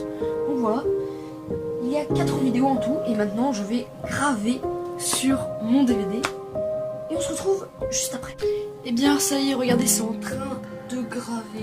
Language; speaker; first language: French; native; French